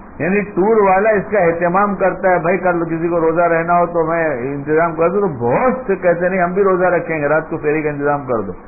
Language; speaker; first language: Urdu; native; Urdu